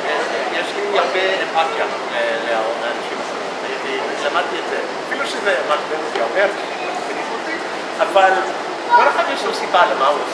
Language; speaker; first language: Hebrew; non-native, fluent; English